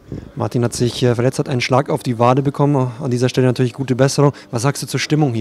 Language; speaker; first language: German; native; German